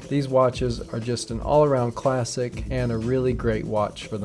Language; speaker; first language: English; native; English